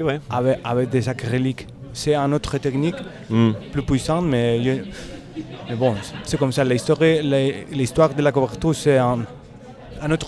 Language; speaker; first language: French; non-native, learner; Spanish